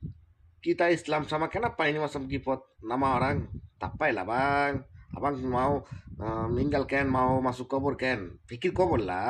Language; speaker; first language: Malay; non-native, learner; Bangla